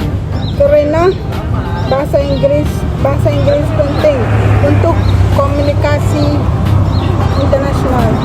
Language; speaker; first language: Indonesian; non-native, learner; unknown